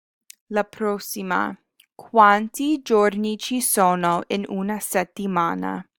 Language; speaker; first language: Italian; non-native, fluent; English